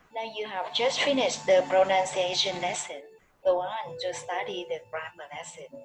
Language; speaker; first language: English; non-native, fluent; Vietnamese